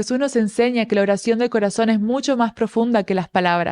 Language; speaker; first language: Spanish; native; Spanish